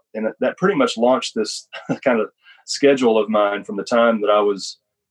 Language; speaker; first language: English; native; English